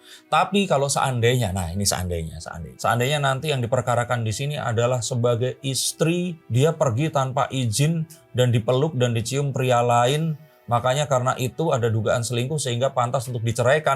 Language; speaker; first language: Indonesian; native; Indonesian